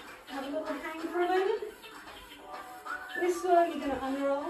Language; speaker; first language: English; native; English